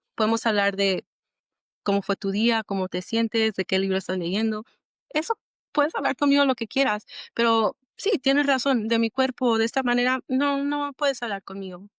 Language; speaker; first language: Spanish; early bilingual, other home language; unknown